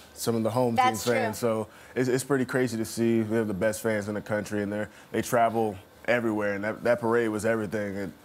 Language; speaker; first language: English; native; English